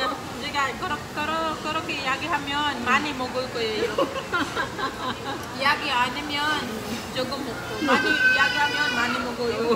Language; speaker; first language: Korean; non-native, learner; Filipino